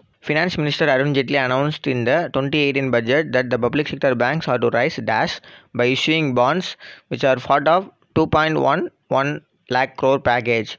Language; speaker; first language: English; non-native, local second language; Tamil